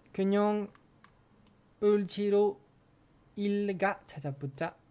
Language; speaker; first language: Korean; non-native, learner; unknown